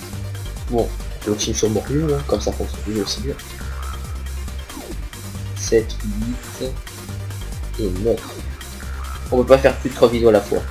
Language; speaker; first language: French; native; French